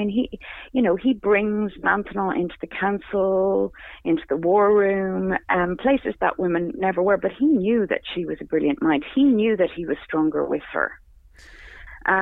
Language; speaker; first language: English; native; English